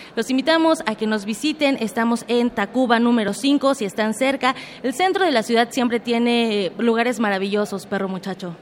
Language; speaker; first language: Spanish; native; Spanish